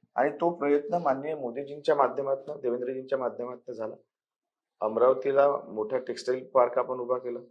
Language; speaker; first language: Marathi; native; Marathi